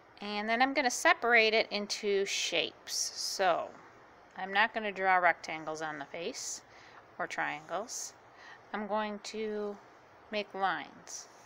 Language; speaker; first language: English; native; English